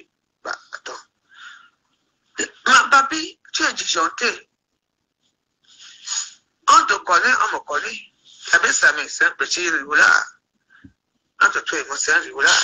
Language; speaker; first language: French; native; French